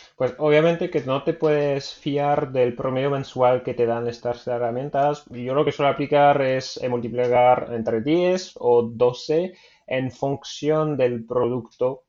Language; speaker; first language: Spanish; non-native, fluent; French